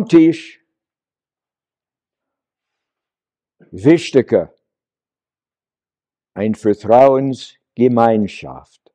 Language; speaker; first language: German; non-native, learner; English